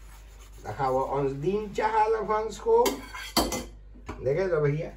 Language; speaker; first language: Dutch; non-native, local second language; Caribbean Hindustani